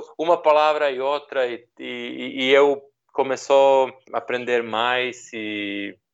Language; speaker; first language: Portuguese; non-native, learner; Serbian